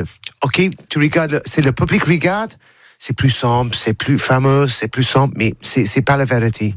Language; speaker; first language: French; non-native, learner; English